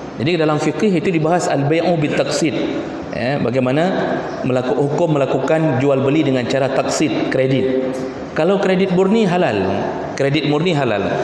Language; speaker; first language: Malay; native; Malay